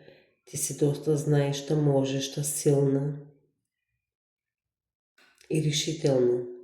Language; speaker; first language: Bulgarian; native; Bulgarian